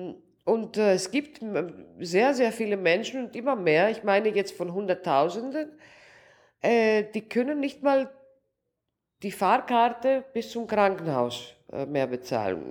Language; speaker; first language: German; non-native, local second language; Greek